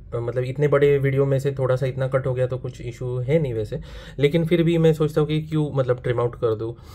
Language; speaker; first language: Hindi; non-native, local second language; Marathi